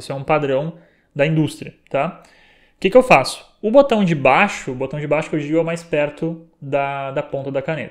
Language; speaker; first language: Portuguese; native; Portuguese